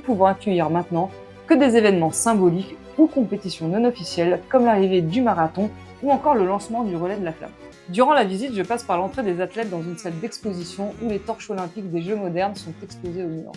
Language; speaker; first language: French; native; French